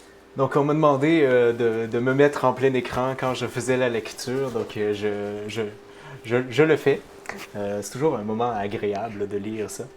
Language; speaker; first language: French; native; French